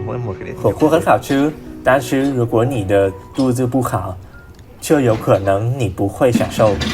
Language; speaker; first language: Chinese; non-native, learner; Vietnamese